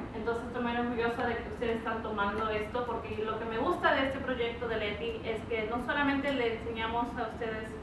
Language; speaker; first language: Spanish; early bilingual, other home language; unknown